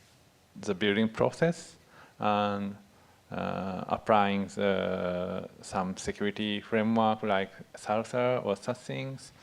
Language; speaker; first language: English; non-native, fluent; Japanese